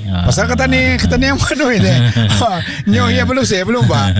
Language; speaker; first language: Malay; native; Malay